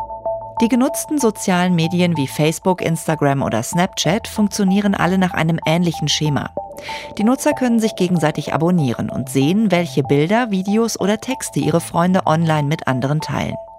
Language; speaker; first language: German; native; German